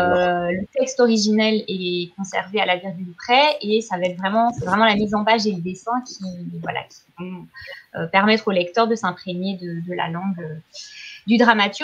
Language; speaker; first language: French; native; French